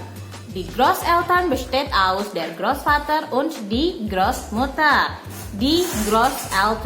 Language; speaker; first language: German; non-native, learner; Indonesian